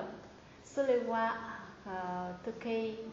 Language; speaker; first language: Japanese; non-native, learner; Vietnamese